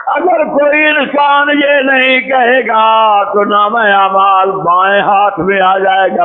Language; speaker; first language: Urdu; non-native, local second language; Punjabi